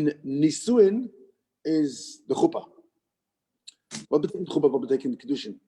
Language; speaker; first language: Dutch; non-native, fluent; English